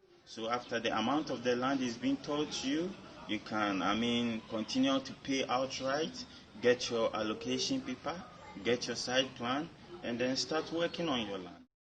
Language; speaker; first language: English; non-native, local second language; Akan